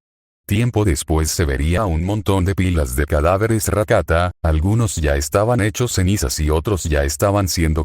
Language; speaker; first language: Spanish; native; Spanish